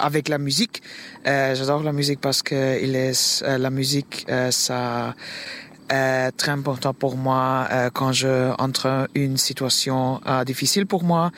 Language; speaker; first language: French; non-native, learner; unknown